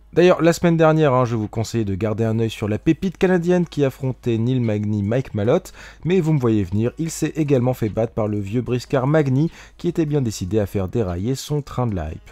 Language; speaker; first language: French; native; French